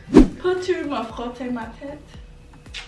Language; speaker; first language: French; non-native, learner; English